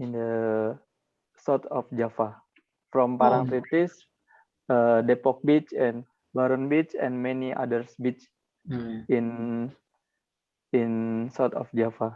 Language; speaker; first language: English; non-native, learner; Indonesian